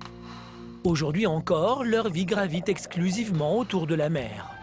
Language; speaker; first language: French; native; French